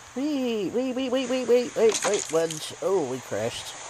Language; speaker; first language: English; native; English